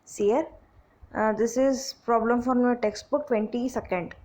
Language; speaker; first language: English; non-native, local second language; Kannada